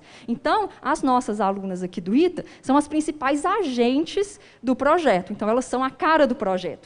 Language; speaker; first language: Portuguese; native; Portuguese